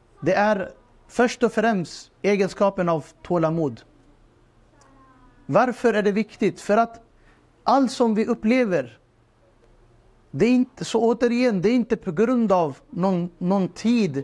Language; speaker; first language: Swedish; non-native, fluent; Urdu